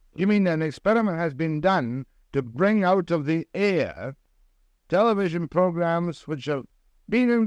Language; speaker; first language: English; native; English